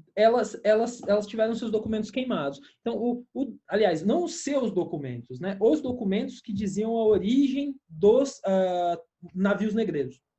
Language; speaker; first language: Portuguese; native; Portuguese